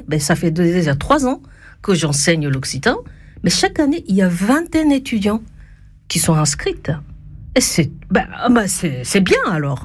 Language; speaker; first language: French; non-native, fluent; Japanese